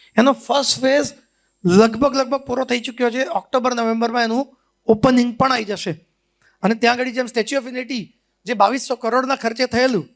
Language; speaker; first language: Gujarati; native; Gujarati